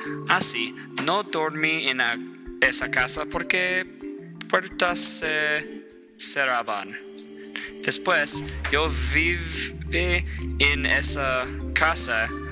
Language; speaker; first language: Spanish; non-native, learner; English